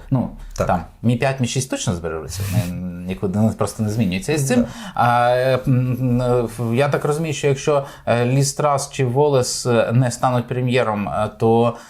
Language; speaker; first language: Ukrainian; native; Ukrainian